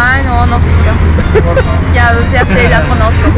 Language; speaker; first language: Spanish; non-native, fluent; Portuguese